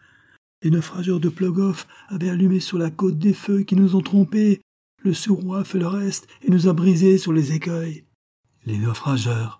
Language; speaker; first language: French; native; French